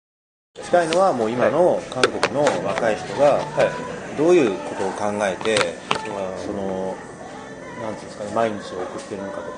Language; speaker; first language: Japanese; native; Japanese